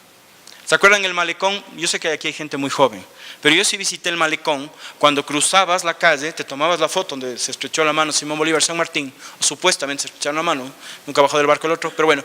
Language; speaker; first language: Spanish; native; Spanish